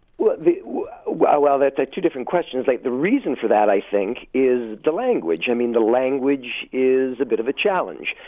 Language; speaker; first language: English; native; English